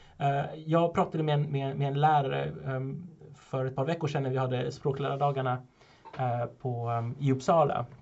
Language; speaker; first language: Swedish; non-native, fluent; French